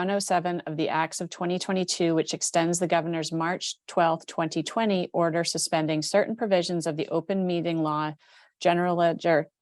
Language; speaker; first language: English; native; English